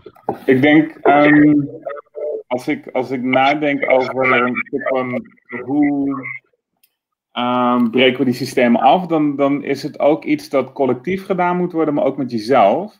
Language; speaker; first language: Dutch; native; Dutch